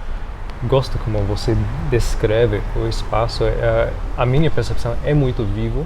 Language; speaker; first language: Portuguese; non-native, fluent; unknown